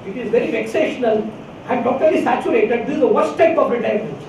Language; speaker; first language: English; non-native, local second language; Telugu